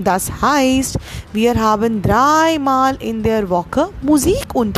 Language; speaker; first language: German; non-native, fluent; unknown